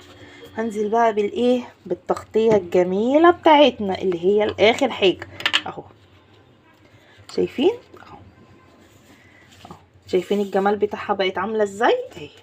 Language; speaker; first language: Arabic; native; Arabic